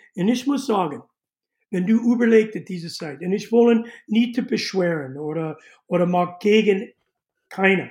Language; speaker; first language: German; non-native, learner; English